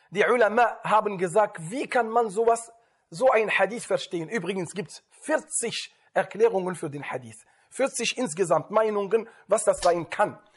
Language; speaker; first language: German; non-native, fluent; Arabic